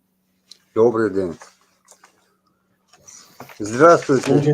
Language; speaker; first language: Russian; non-native, local second language; Tajik